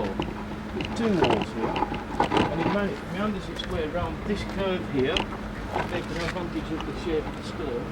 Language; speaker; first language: English; native; English